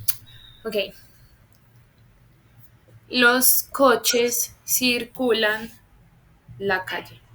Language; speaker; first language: Spanish; non-native, fluent; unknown